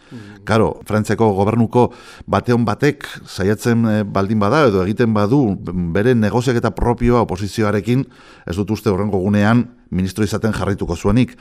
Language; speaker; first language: Basque; non-native, local second language; Spanish